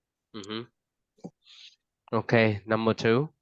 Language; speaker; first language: English; non-native, fluent; Vietnamese